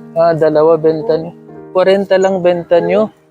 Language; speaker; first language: Filipino; non-native, learner; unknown